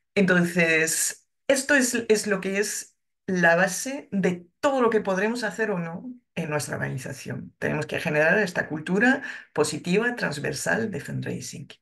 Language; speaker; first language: Spanish; non-native, fluent; French